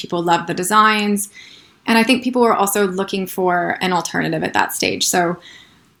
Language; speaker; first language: English; native; English